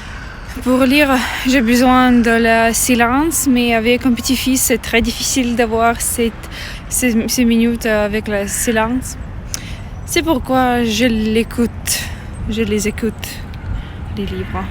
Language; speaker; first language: French; non-native, learner; Russian